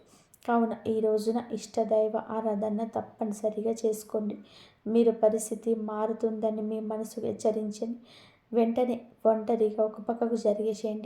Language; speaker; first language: Telugu; native; Telugu